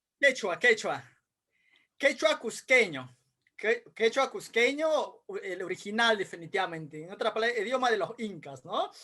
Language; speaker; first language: Spanish; non-native, local second language; Quechua